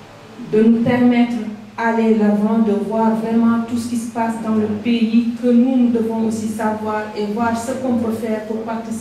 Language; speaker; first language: French; non-native, local second language; Wolof